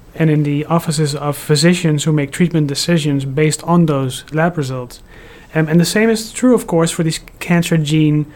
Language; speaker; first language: English; non-native, fluent; Dutch